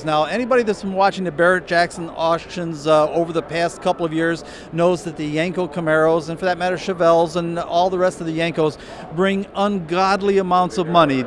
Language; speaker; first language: English; native; English